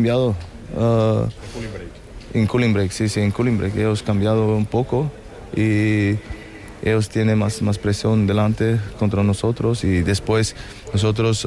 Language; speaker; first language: Spanish; non-native, fluent; German